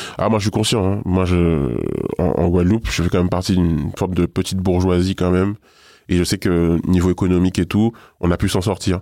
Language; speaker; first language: French; native; French